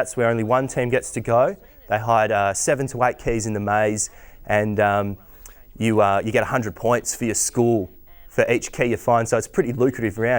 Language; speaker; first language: English; native; English